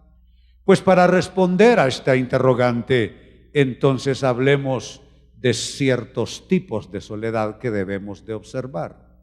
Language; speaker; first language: Spanish; native; Spanish